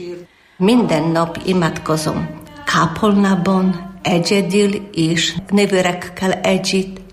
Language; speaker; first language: Hungarian; non-native, learner; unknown